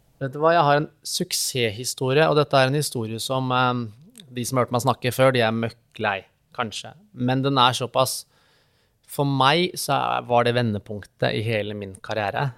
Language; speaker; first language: Norwegian; native; Norwegian